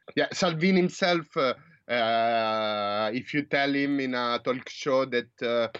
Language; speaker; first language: English; non-native, fluent; Italian